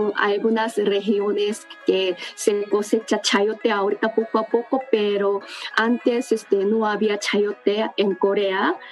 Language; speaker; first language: Spanish; non-native, learner; Korean